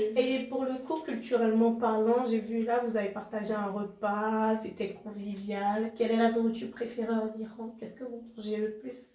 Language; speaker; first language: French; native; French